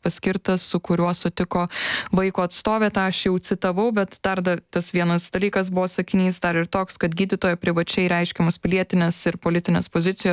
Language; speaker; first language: Lithuanian; native; Lithuanian